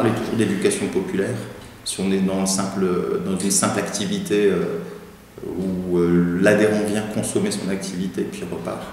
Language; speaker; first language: French; native; French